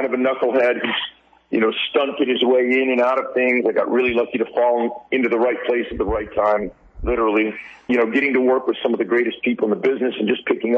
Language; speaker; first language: English; native; English